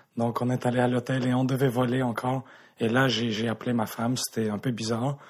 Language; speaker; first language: French; early bilingual, other home language; Russian